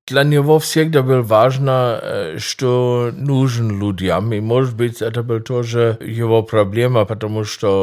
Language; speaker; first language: Russian; non-native, fluent; German